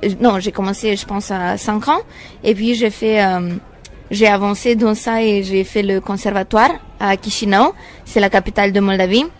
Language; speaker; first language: French; non-native, fluent; Romanian